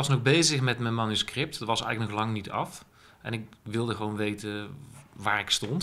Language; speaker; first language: Dutch; native; Dutch